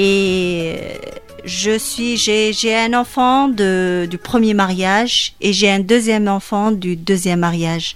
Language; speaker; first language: French; non-native, local second language; Arabic